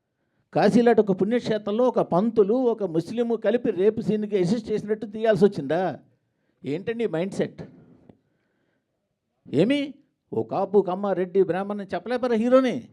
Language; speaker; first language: Telugu; native; Telugu